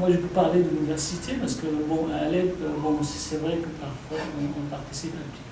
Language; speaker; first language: French; non-native, fluent; Arabic